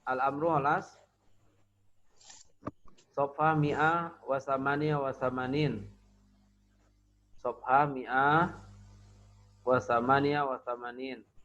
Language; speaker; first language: Arabic; non-native, fluent; Indonesian